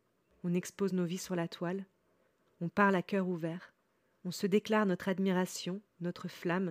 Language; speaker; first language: French; native; French